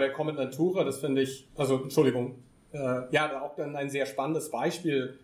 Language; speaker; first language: German; non-native, fluent; English